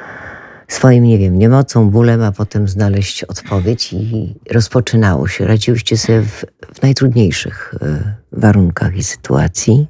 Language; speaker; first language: Polish; native; Polish